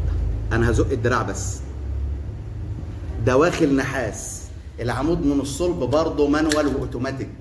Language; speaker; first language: Arabic; native; Arabic